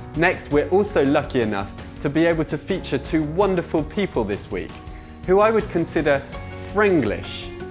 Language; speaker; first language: English; early bilingual, other home language; French